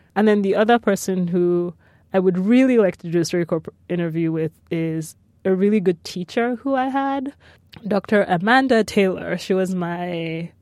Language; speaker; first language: English; non-native, local second language; Yoruba